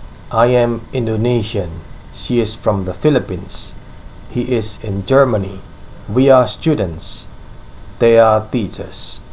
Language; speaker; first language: English; non-native, fluent; Indonesian